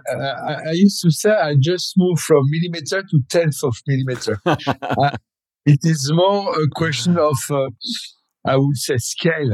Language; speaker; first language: English; non-native, fluent; French